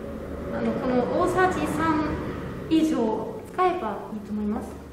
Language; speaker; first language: Japanese; non-native, fluent; German